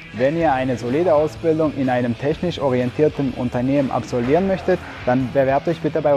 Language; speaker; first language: German; native; German